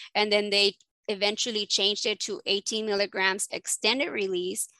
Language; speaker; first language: English; early bilingual, other home language; Spanish